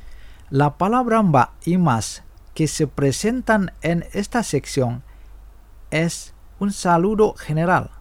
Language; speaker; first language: Spanish; non-native, fluent; Indonesian